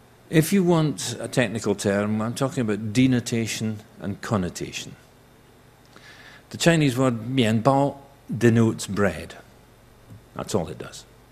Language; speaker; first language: English; native; English